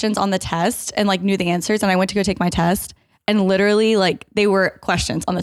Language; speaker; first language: English; native; English